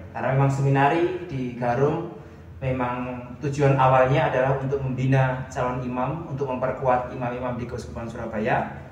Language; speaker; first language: Indonesian; native; Indonesian